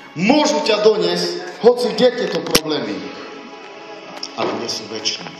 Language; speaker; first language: Slovak; non-native, local second language; Romany